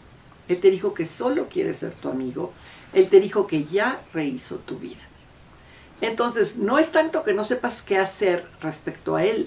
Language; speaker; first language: Spanish; native; Spanish